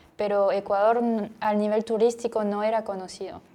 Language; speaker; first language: Spanish; non-native, fluent; French